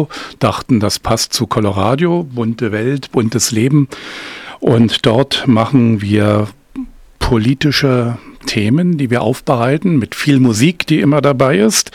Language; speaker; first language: German; native; German